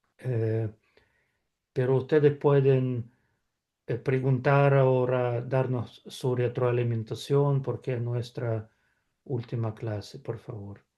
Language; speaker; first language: Spanish; non-native, fluent; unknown